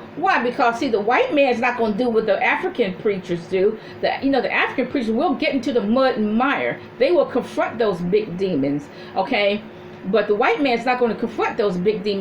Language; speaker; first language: English; native; English